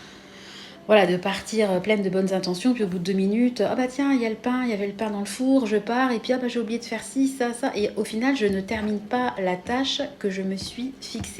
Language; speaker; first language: French; native; French